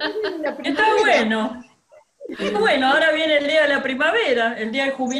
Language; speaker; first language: Spanish; native; Spanish